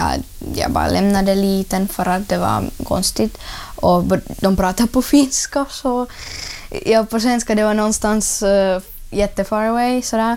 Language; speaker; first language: Swedish; non-native, learner; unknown